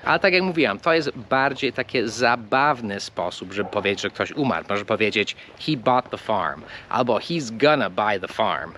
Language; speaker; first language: Polish; non-native, fluent; English